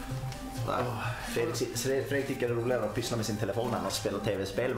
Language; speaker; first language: Swedish; native; Swedish